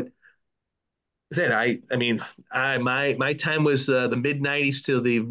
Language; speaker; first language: English; native; English